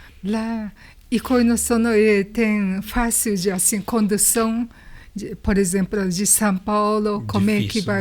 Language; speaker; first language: Portuguese; non-native, learner; Japanese